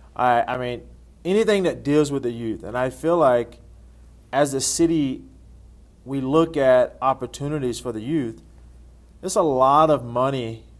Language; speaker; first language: English; native; English